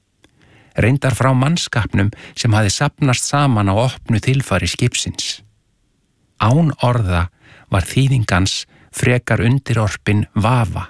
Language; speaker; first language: Icelandic; native; Icelandic